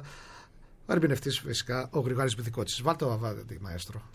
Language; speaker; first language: Greek; native; Greek